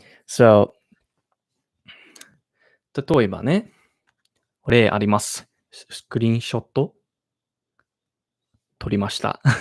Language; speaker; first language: Japanese; non-native, learner; English